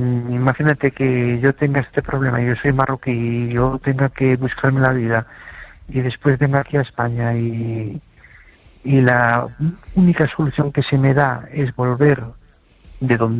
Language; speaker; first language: Spanish; native; Spanish